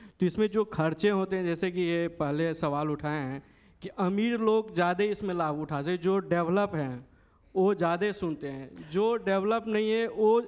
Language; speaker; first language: Hindi; native; Hindi